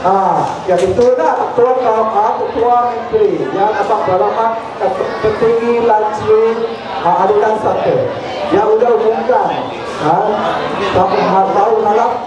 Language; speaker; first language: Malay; non-native, local second language; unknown